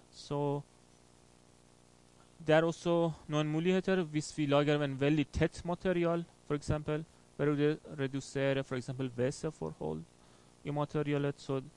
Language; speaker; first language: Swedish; non-native, fluent; Persian